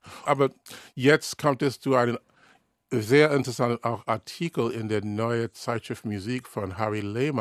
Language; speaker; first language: German; non-native, learner; English